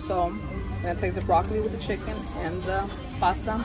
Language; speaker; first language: English; early bilingual, other home language; Spanish